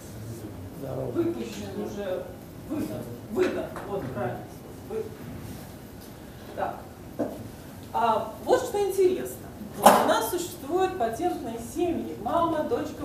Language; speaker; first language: Russian; native; Russian